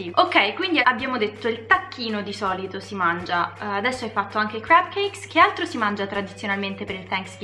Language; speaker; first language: Italian; native; Italian